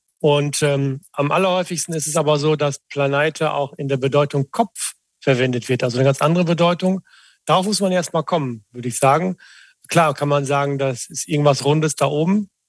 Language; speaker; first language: German; native; German